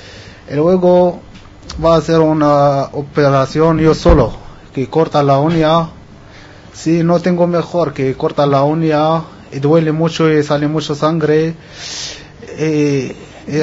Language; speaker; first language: Spanish; non-native, learner; Arabic